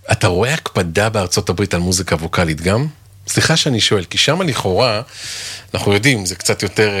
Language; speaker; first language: Hebrew; native; Hebrew